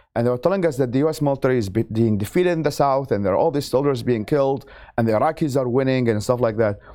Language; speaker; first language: English; non-native, fluent; Arabic